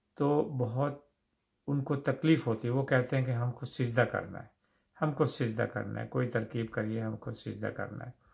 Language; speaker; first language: Hindi; native; Hindi